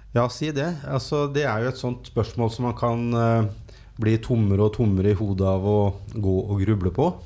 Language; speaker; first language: Norwegian; native; Norwegian